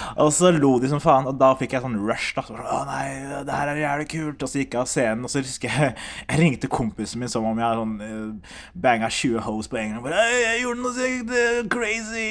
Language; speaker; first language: Norwegian; early bilingual, other home language; Somali